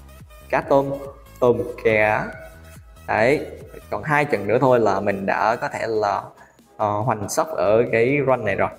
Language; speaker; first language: Vietnamese; native; Vietnamese